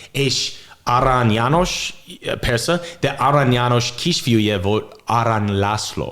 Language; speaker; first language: Hungarian; non-native, learner; English